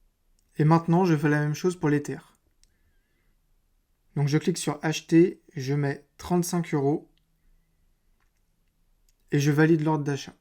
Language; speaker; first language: French; native; French